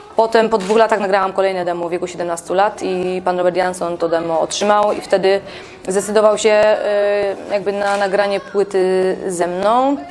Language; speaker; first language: Polish; native; Polish